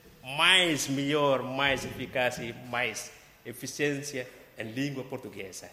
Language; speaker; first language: Portuguese; non-native, local second language; Tetum